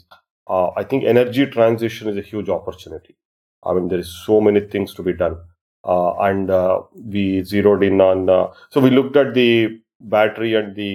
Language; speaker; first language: English; non-native, local second language; Kannada